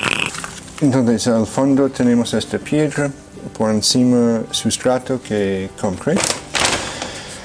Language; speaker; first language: Spanish; non-native, fluent; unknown